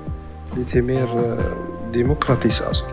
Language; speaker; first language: Swedish; non-native, learner; Arabic